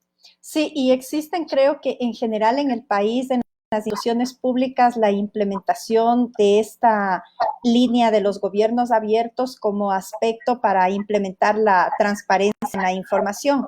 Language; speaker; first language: Spanish; native; Spanish